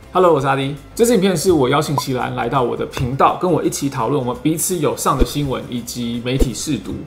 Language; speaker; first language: Chinese; native; Chinese